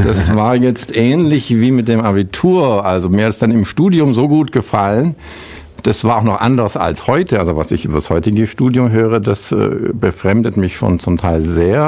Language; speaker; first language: German; native; German